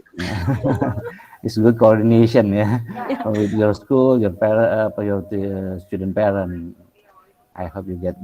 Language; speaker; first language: English; non-native, local second language; Indonesian